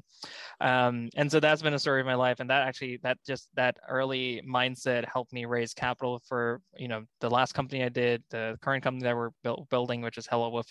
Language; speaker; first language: English; native; English